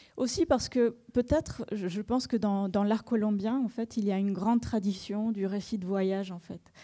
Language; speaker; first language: French; non-native, fluent; Spanish